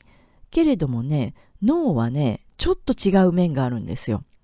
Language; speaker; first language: Japanese; native; Japanese